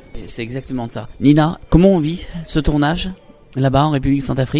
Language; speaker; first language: French; native; French